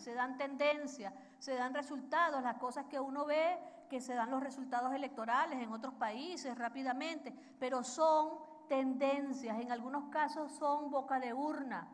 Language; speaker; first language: Spanish; native; Spanish